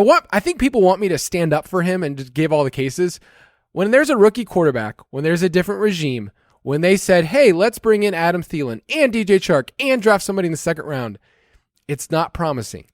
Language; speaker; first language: English; native; English